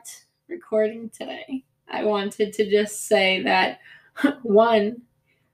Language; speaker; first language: English; early bilingual, other home language; Greek